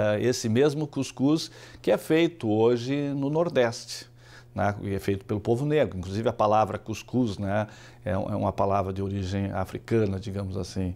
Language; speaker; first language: Portuguese; native; Portuguese